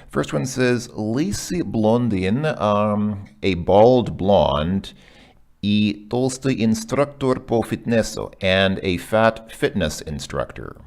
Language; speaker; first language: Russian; non-native, fluent; English